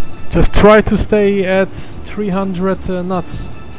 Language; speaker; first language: English; non-native, fluent; Turkish